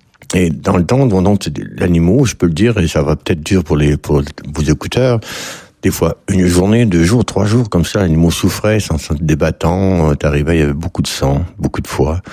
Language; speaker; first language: French; native; French